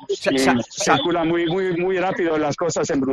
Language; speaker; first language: Spanish; non-native, fluent; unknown